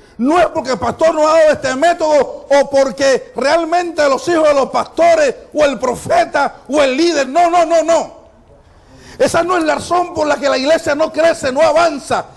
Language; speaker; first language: Spanish; native; Spanish